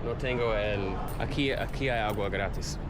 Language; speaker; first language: Spanish; non-native, learner; English